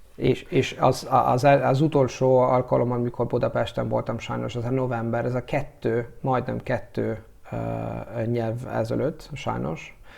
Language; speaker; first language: Hungarian; non-native, learner; Italian